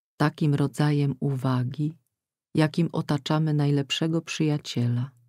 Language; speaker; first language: Polish; native; Polish